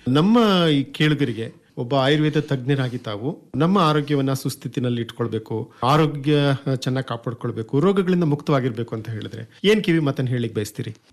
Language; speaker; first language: Kannada; native; Kannada